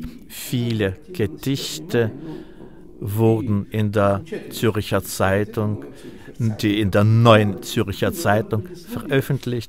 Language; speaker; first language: German; non-native, fluent; Russian